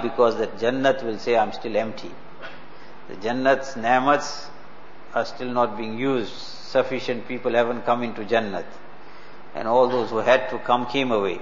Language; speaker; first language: English; native; English